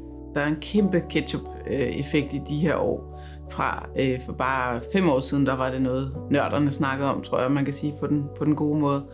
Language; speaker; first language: Danish; native; Danish